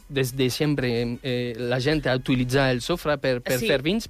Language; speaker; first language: Catalan; non-native, fluent; French